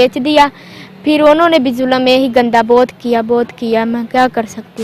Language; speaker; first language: Hindi; non-native, local second language; Punjabi